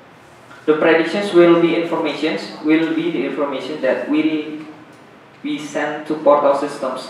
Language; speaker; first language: English; non-native, learner; Indonesian